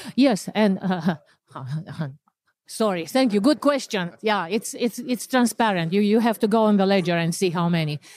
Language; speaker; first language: English; non-native, fluent; Romanian